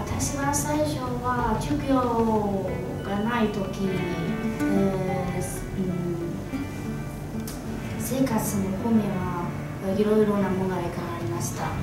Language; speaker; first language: Japanese; non-native, learner; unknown